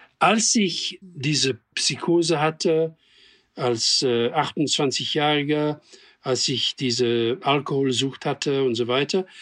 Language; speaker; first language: German; non-native, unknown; English